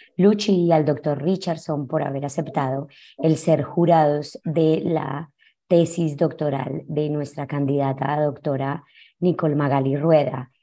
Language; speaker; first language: Spanish; native; Spanish